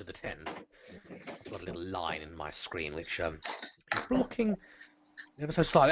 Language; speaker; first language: English; native; English